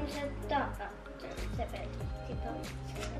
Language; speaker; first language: Polish; early bilingual, heritage; Polish